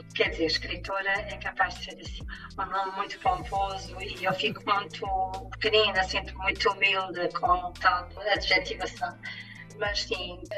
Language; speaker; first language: Portuguese; native; Portuguese